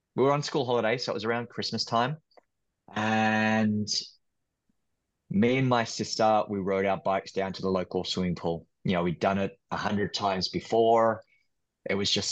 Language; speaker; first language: English; native; English